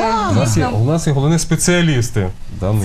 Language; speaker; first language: Ukrainian; native; Ukrainian